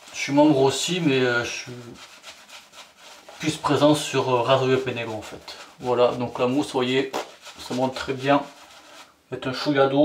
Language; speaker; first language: French; native; French